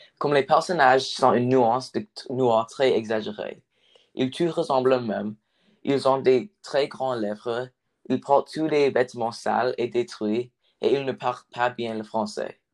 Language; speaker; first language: French; non-native, learner; English